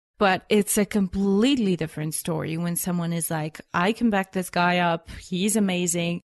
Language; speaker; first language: English; non-native, fluent; Bulgarian